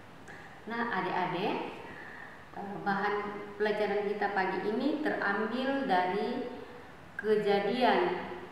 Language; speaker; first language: Indonesian; native; Indonesian